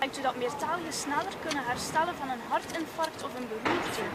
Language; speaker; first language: Dutch; native; Dutch